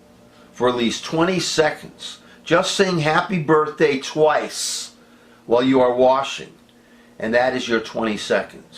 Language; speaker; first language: English; native; English